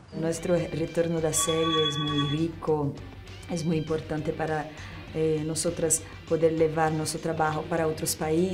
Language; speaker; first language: Spanish; non-native, fluent; Portuguese